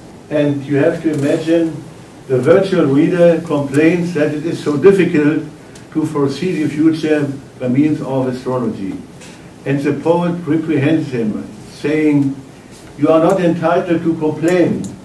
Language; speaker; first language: English; non-native, fluent; German